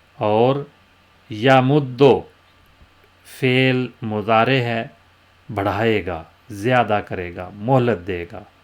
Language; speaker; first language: Urdu; native; Urdu